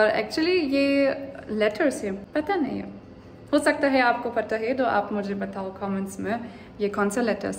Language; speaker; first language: Hindi; non-native, learner; German